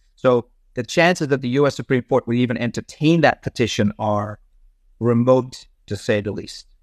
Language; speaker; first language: English; non-native, fluent; Dutch